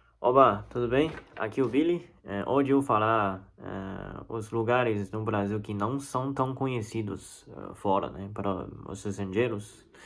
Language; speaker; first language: Portuguese; non-native, fluent; Chinese